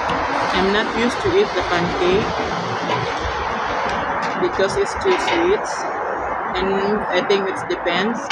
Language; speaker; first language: English; non-native, learner; Filipino